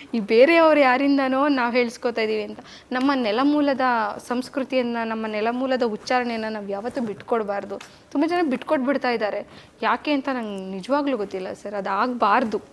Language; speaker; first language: Kannada; native; Kannada